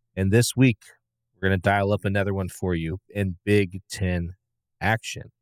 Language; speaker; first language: English; native; English